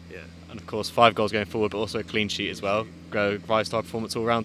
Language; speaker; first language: English; native; English